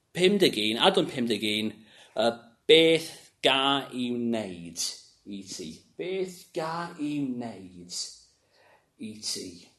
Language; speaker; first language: Welsh; non-native, local second language; English